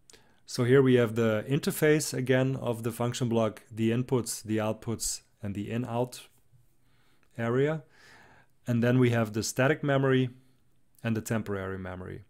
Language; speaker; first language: English; non-native, fluent; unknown